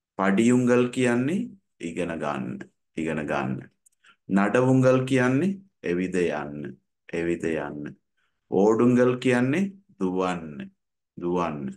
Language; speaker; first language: Sinhala; non-native, local second language; Tamil